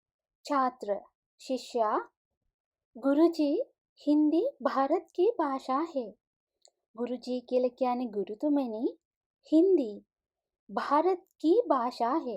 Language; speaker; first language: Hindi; non-native, fluent; Sinhala